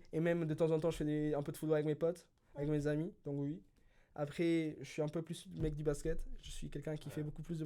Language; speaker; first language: French; early bilingual, other home language; Spanish